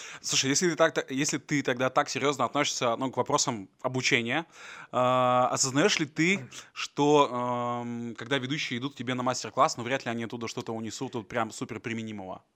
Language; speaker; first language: Russian; native; Russian